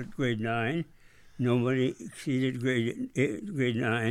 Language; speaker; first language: English; native; English